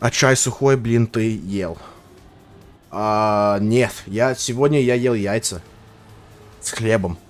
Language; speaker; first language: Russian; non-native, learner; English